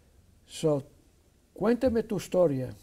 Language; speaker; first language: Spanish; non-native, learner; English